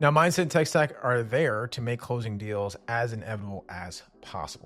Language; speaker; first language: English; native; English